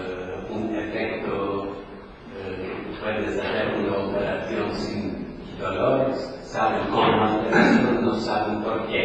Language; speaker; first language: Spanish; non-native, fluent; Polish